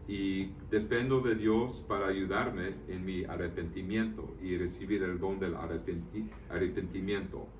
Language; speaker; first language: Spanish; early bilingual, heritage; Spanish